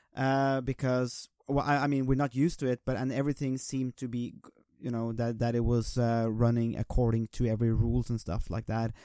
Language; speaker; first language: English; non-native, fluent; Norwegian